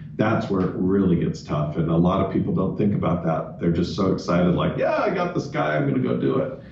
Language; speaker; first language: English; native; English